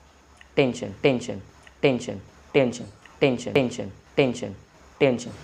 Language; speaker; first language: Hindi; native; Hindi